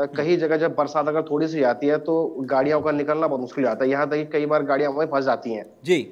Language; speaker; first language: Hindi; native; Hindi